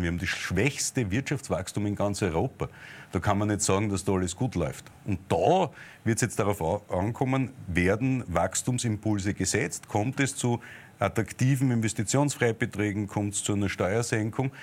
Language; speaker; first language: German; native; German